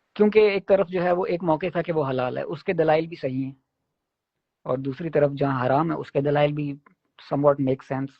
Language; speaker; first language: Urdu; native; Urdu